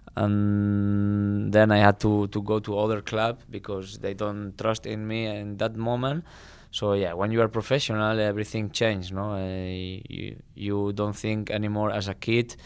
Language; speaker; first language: English; non-native, fluent; Spanish